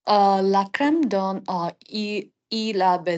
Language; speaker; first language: French; non-native, learner; English